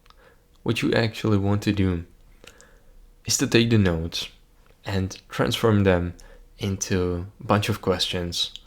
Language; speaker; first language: English; non-native, fluent; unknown